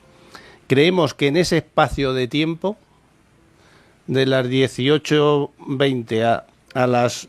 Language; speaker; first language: Spanish; native; Spanish